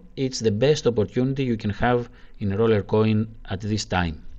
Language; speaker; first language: English; non-native, learner; Greek